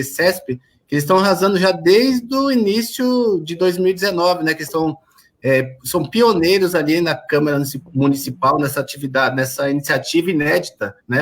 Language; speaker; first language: Portuguese; native; Portuguese